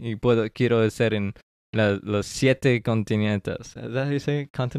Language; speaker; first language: Spanish; early bilingual, heritage; English